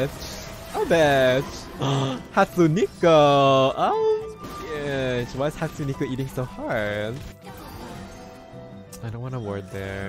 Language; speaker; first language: English; native; English